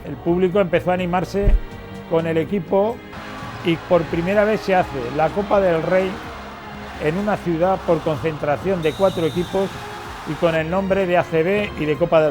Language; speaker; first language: Spanish; native; Spanish